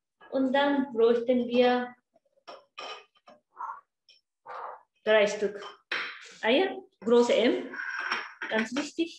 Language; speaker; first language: German; non-native, learner; Japanese